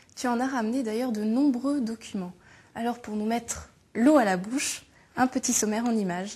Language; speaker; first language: French; native; French